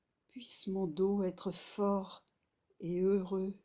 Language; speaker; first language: French; native; French